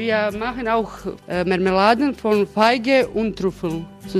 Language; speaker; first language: German; non-native, fluent; Croatian